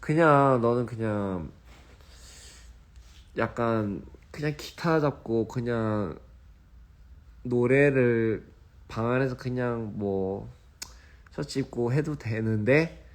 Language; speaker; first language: Korean; early bilingual, heritage; English